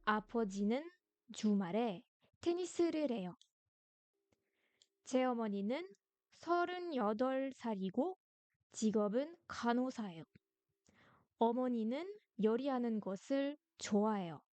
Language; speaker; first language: Korean; non-native, fluent; French